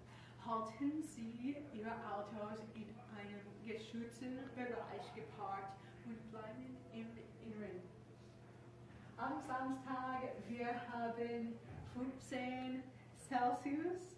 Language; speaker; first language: German; non-native, learner; English